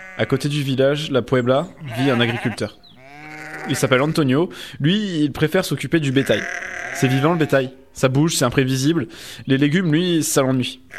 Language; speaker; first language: French; native; French